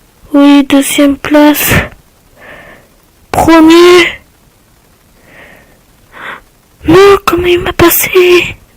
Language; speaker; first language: French; native; French